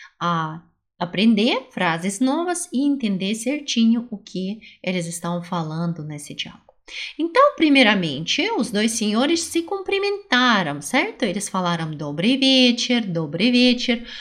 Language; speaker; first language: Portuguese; non-native, fluent; Russian